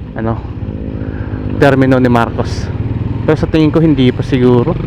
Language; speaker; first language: Filipino; native; Filipino